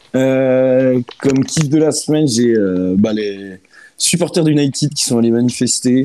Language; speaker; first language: French; native; French